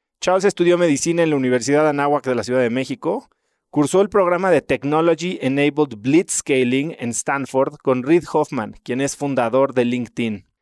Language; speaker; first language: Spanish; native; Spanish